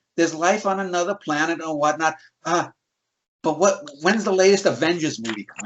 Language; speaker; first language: English; native; English